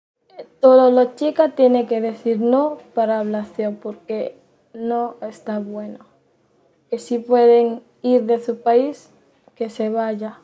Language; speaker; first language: Spanish; non-native, learner; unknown